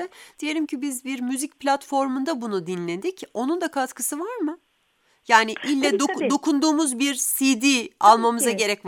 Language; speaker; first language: Turkish; native; Turkish